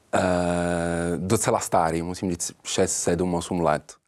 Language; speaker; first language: Czech; non-native, learner; Italian